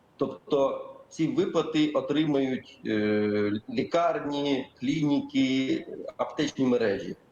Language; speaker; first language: Ukrainian; native; Ukrainian